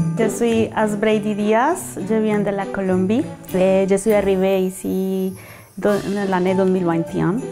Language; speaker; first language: French; non-native, learner; Spanish